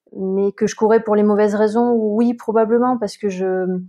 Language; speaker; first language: French; native; French